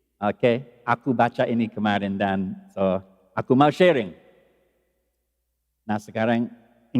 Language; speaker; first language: Indonesian; non-native, learner; English